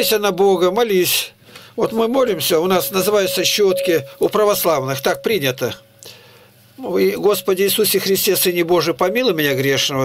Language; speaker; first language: Russian; native; Russian